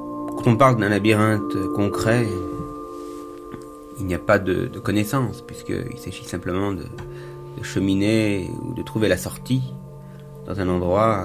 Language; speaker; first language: French; native; French